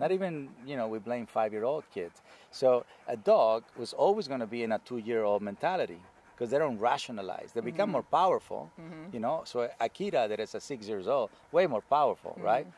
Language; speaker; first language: English; non-native, fluent; Spanish